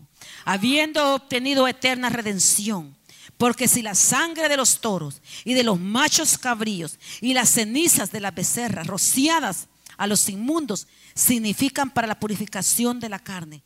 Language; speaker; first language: Spanish; native; Spanish